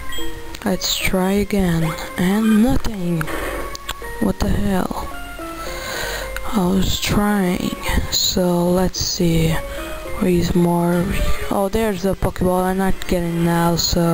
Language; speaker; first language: English; non-native, learner; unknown